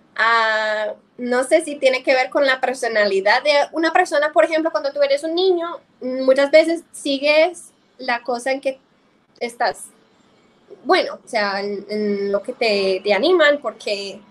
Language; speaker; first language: Spanish; non-native, fluent; English